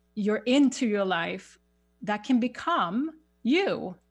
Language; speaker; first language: English; non-native, fluent; Swedish